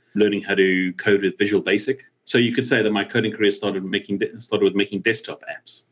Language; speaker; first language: English; native; English